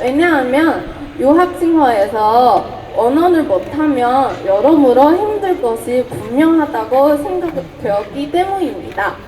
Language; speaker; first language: Korean; non-native, fluent; Chinese